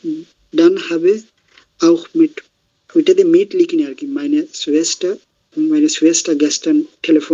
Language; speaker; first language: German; non-native, learner; Bangla